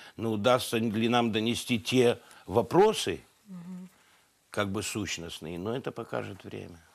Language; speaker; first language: Russian; native; Russian